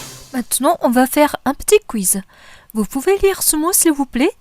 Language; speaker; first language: French; non-native, fluent; Japanese